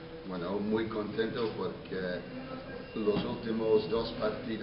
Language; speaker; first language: Spanish; non-native, fluent; English